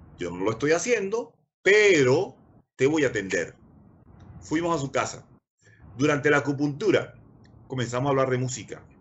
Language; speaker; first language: Spanish; native; Spanish